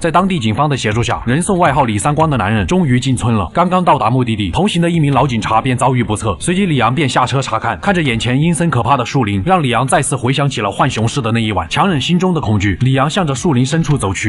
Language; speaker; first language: Chinese; native; Chinese